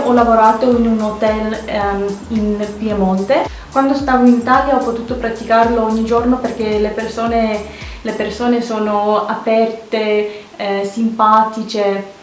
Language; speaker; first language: Italian; non-native, fluent; Russian